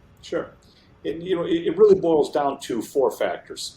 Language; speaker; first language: English; native; English